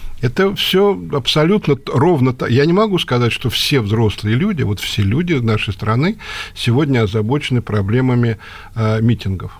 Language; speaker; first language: Russian; native; Russian